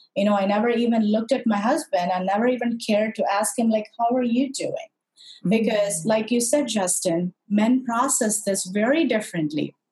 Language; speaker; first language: English; non-native, local second language; Tamil